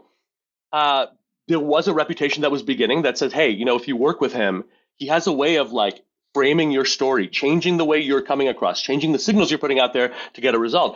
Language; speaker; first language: English; native; English